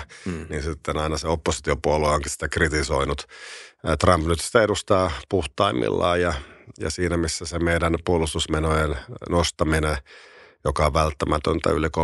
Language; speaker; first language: Finnish; native; Finnish